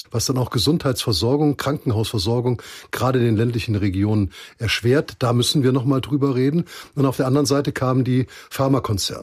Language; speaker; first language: German; native; German